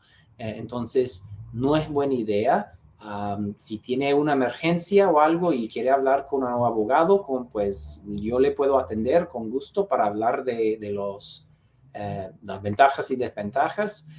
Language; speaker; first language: Spanish; non-native, fluent; English